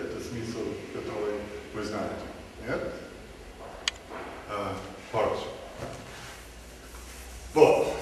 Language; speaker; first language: Russian; non-native, learner; English